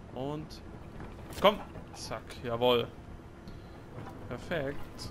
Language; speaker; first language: German; native; German